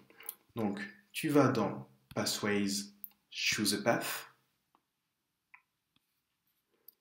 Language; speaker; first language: French; native; French